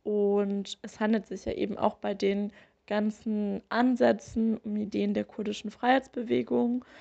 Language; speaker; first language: German; native; German